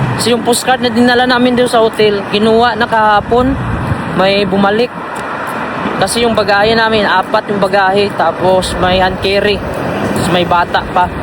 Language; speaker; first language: Filipino; non-native, local second language; Cebuano